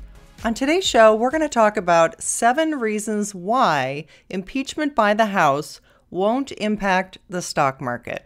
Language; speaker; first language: English; native; English